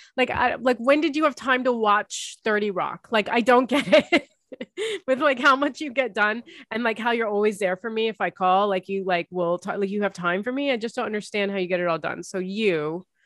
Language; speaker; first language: English; early bilingual, other home language; Arabic